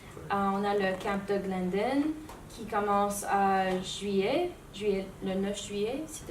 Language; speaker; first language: French; non-native, learner; English